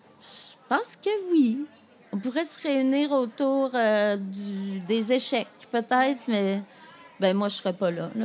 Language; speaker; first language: French; native; French